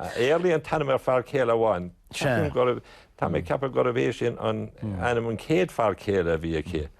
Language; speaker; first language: Irish; native; Irish